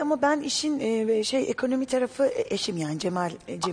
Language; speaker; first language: Turkish; native; Turkish